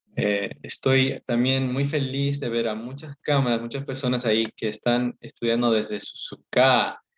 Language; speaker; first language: Spanish; early bilingual, heritage; Spanish